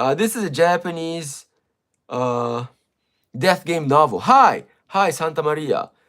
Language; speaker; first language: English; non-native, fluent; Japanese